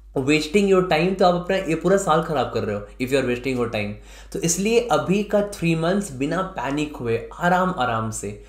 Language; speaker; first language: Hindi; native; Hindi